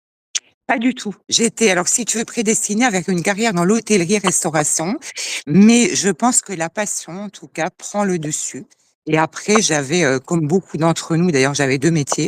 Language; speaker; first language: French; native; French